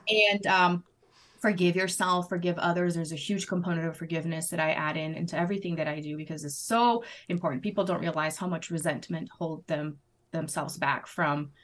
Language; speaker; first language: English; non-native, fluent; Portuguese